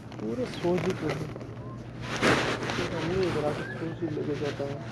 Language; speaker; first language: Hindi; non-native, local second language; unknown